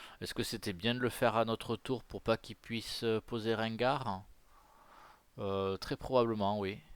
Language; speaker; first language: French; native; French